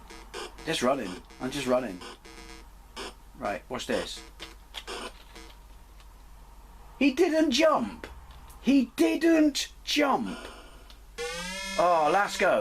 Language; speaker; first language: English; native; English